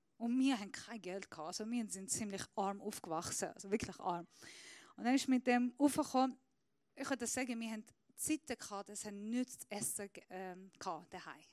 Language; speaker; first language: German; non-native, fluent; Persian